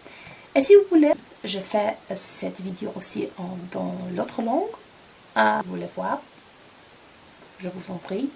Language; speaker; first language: French; non-native, fluent; Polish